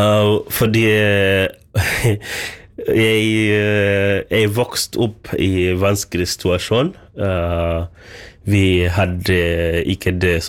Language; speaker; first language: Norwegian; non-native, learner; Swahili